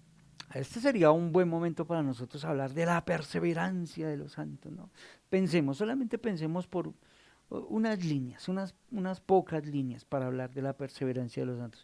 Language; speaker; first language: Spanish; native; Spanish